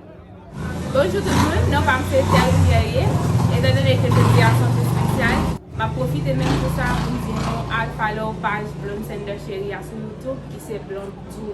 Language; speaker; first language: French; non-native, local second language; Haitian Creole